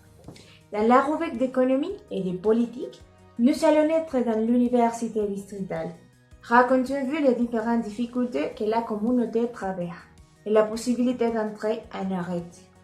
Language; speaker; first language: French; non-native, learner; Spanish